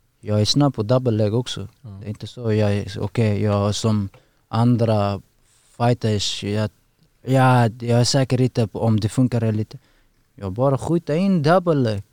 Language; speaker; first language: Swedish; non-native, learner; Persian